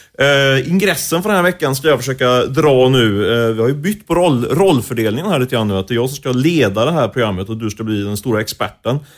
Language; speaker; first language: Swedish; native; Swedish